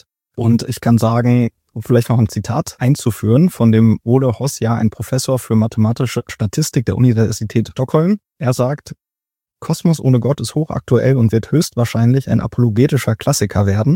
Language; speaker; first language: German; native; German